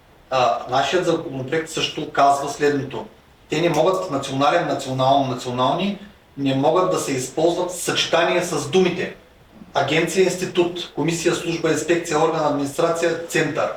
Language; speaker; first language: Bulgarian; native; Bulgarian